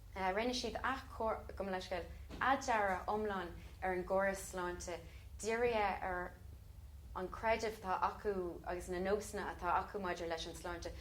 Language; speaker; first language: Irish; non-native, local second language; English